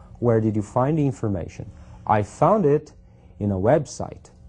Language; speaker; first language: English; non-native, fluent; Portuguese